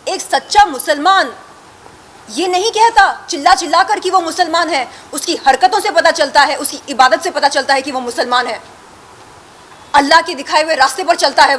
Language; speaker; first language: Hindi; native; Hindi